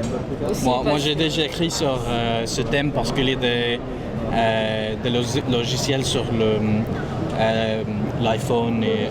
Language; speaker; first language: French; non-native, fluent; English